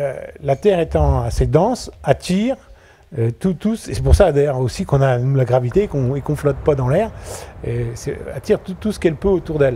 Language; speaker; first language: French; native; French